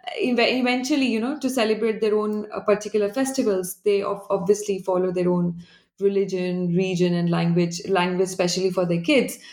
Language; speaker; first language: English; non-native, local second language; Hindi